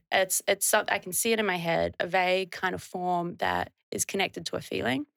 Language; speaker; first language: English; native; English